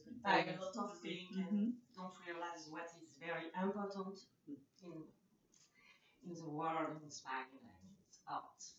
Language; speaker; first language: English; non-native, learner; French